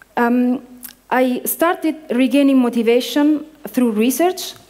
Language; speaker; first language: English; non-native, fluent; Italian